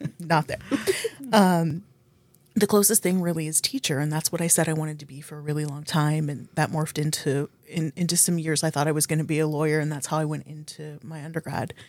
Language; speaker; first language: English; native; English